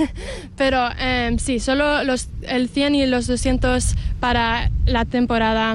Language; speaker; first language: Spanish; early bilingual, heritage; English